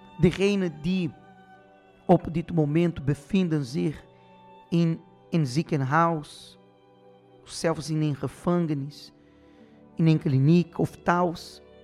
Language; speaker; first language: Dutch; non-native, fluent; Portuguese